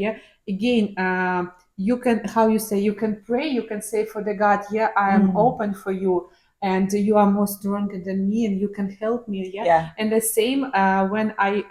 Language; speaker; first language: English; non-native, learner; Ukrainian